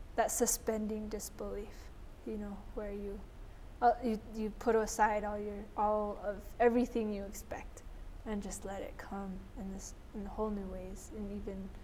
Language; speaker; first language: English; native; English